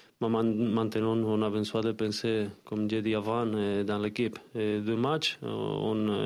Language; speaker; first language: French; non-native, learner; Spanish